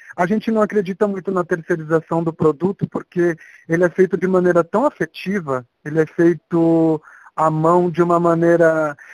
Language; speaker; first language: Portuguese; native; Portuguese